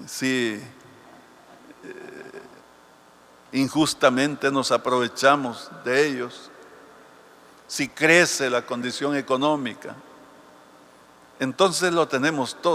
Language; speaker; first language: Spanish; native; Spanish